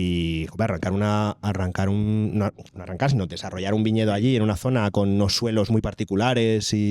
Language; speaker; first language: Spanish; native; Spanish